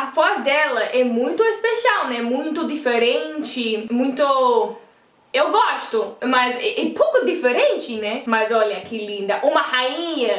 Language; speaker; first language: Portuguese; non-native, learner; Dutch